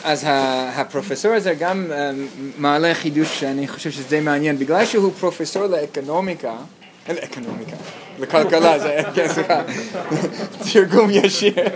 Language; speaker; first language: Hebrew; non-native, fluent; English